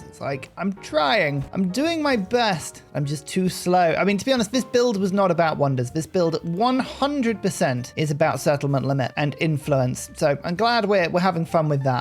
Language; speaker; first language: English; native; English